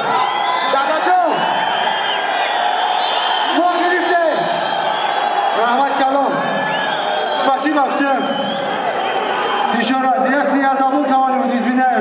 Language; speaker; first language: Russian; non-native, local second language; Tajik